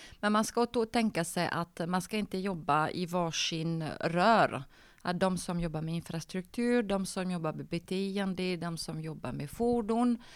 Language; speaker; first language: Swedish; non-native, fluent; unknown